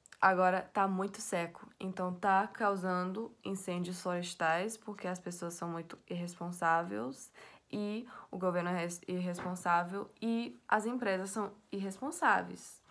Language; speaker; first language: Portuguese; non-native, fluent; English